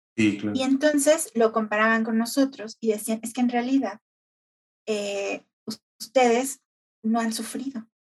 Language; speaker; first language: Spanish; native; Spanish